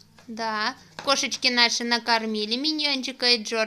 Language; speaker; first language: Russian; native; Russian